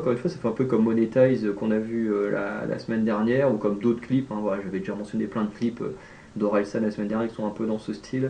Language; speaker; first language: French; native; French